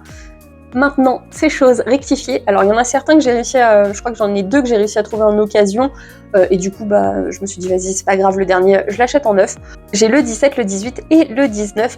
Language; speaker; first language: French; native; French